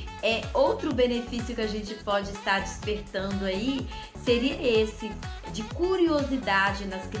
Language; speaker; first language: Portuguese; native; Portuguese